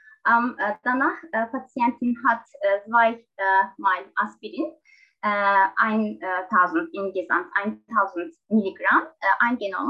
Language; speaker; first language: German; non-native, learner; Turkish